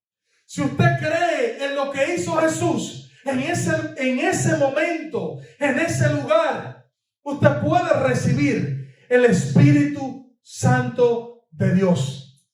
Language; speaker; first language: Spanish; native; Spanish